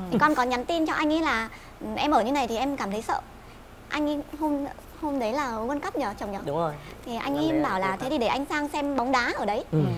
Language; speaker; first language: Vietnamese; native; Vietnamese